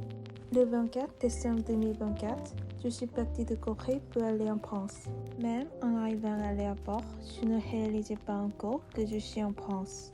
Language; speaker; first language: French; non-native, learner; Korean